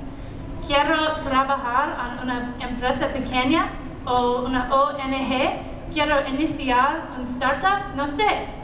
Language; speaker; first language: Spanish; non-native, learner; English